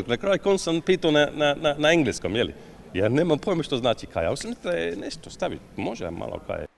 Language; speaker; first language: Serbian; non-native, fluent; English